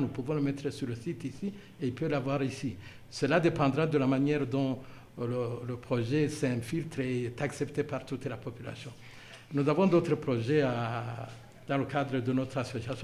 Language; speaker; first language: French; non-native, local second language; Rundi